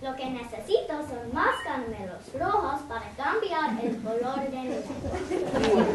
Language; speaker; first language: Spanish; non-native, learner; English